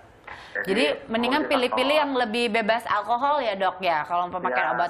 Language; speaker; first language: Indonesian; native; Indonesian